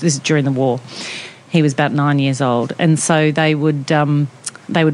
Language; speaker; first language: English; non-native, local second language; Italian